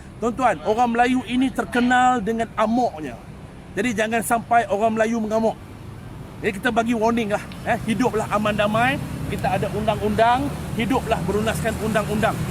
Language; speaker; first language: Malay; native; Malay